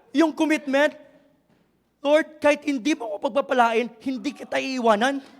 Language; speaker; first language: Filipino; native; Filipino